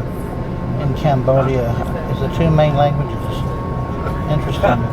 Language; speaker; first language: English; native; English